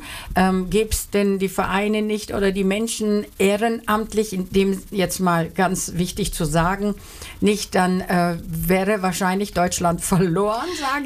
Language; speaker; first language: German; early bilingual, other home language; Turkish